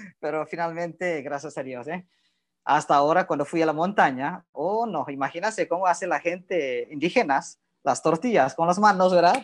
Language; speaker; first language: Spanish; non-native, learner; Indonesian